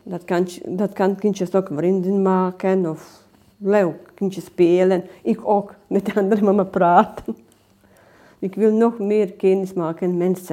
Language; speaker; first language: Dutch; non-native, learner; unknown